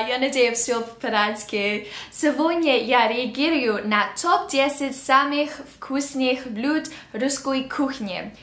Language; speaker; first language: Russian; early bilingual, other home language; English